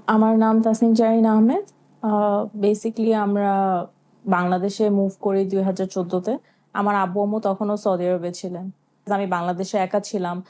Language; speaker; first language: Bangla; early bilingual, heritage; Bangla